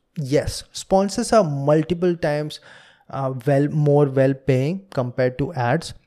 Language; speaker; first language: English; non-native, local second language; Hindi